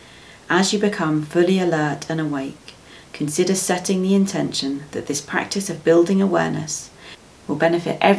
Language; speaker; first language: English; native; English